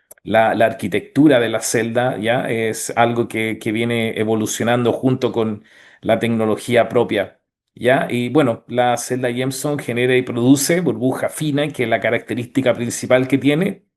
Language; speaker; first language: Spanish; native; Spanish